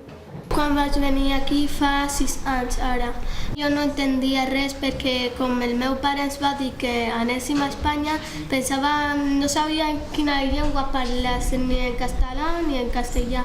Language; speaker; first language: Catalan; early bilingual, other home language; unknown